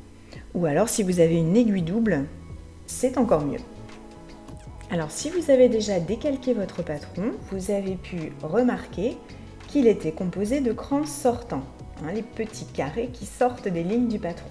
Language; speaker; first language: French; native; French